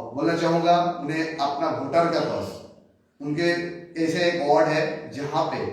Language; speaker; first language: Hindi; non-native, local second language; Bangla